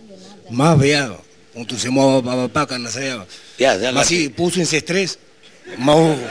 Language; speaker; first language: Indonesian; non-native, learner; Spanish